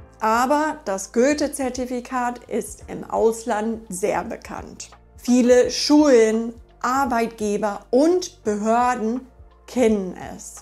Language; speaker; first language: German; non-native, fluent; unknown